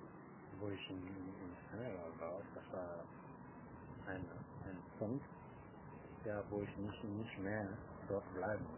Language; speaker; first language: German; non-native, learner; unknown